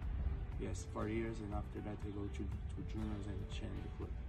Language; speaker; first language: English; non-native, learner; Portuguese